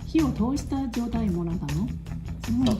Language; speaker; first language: Japanese; native; Japanese